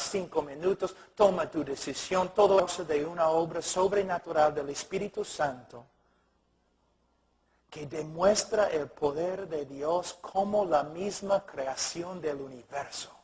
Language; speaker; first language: Spanish; non-native, fluent; English